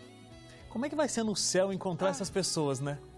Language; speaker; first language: Portuguese; native; Portuguese